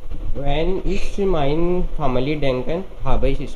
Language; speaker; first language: German; non-native, learner; Hindi